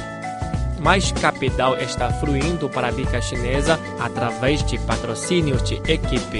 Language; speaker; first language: Portuguese; non-native, fluent; Chinese